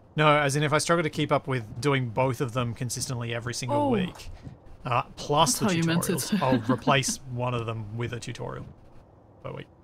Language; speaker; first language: English; native; English